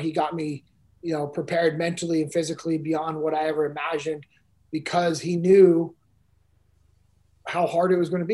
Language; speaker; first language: English; native; English